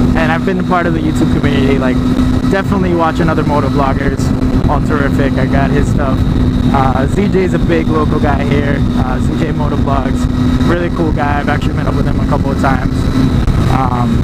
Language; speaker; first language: English; native; English